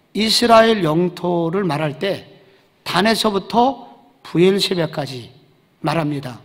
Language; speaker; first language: Korean; native; Korean